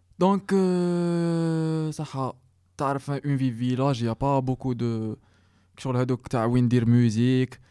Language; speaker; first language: French; non-native, local second language; Arabic